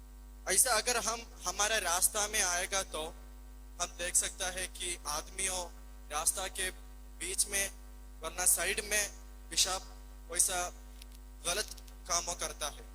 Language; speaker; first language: Hindi; non-native, learner; Malayalam